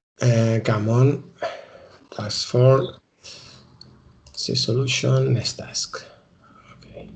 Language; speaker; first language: English; non-native, learner; Spanish